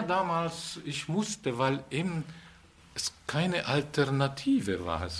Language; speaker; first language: German; non-native, fluent; Hungarian